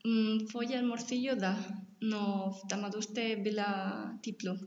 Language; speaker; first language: Russian; non-native, learner; Spanish